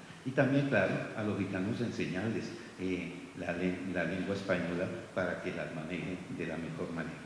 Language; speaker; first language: Spanish; native; Spanish